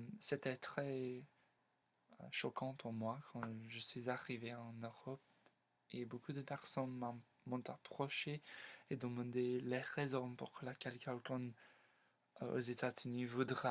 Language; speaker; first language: French; non-native, learner; English